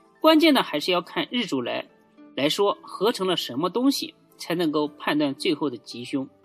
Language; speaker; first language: Chinese; native; Chinese